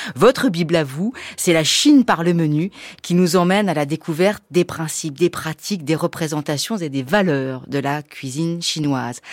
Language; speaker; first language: French; native; French